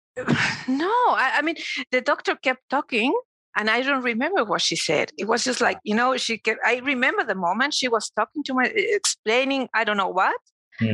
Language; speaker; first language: English; non-native, fluent; Spanish